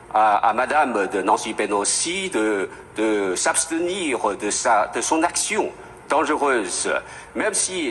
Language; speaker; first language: French; non-native, fluent; Chinese